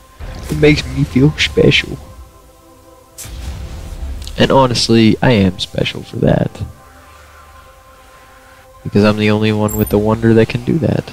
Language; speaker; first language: English; native; English